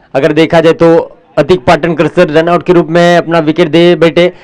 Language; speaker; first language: Hindi; non-native, local second language; Marathi